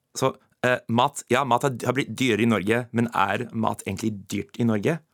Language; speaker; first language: Norwegian; non-native, fluent; English